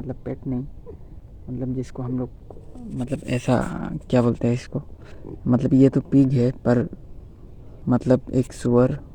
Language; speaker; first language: Hindi; non-native, local second language; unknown